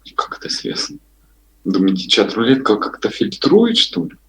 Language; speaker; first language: Russian; native; Russian